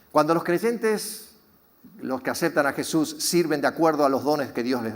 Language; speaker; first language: Spanish; native; Spanish